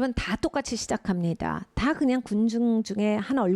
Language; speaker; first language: Korean; native; Korean